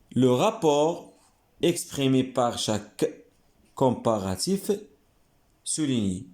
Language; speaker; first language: French; non-native, local second language; Arabic